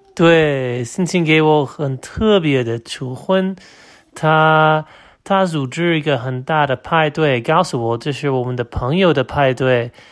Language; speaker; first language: Chinese; non-native, learner; English